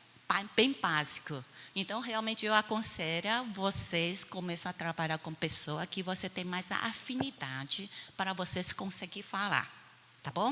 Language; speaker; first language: Portuguese; non-native, fluent; Chinese